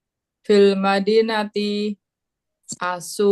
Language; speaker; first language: Arabic; non-native, learner; Indonesian